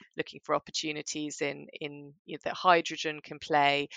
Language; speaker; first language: English; early bilingual, other home language; German